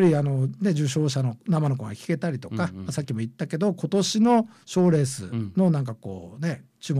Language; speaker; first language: Japanese; native; Japanese